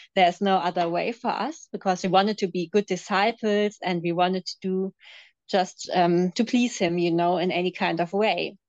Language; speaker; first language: English; non-native, fluent; German